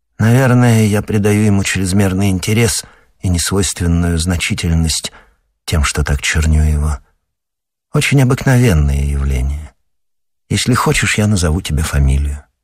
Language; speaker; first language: Russian; native; Russian